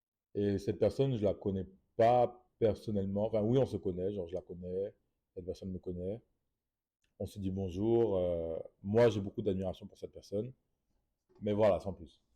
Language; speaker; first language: French; native; French